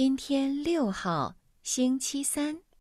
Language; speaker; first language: Chinese; non-native, learner; Vietnamese